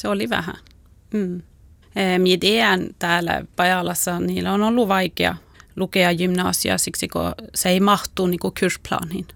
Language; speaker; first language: Finnish; non-native, local second language; Swedish